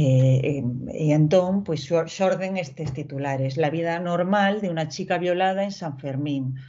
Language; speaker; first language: Spanish; non-native, local second language; Galician